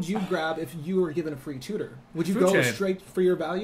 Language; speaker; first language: English; native; English